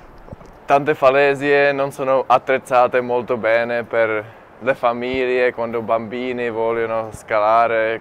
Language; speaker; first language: Italian; non-native, fluent; Czech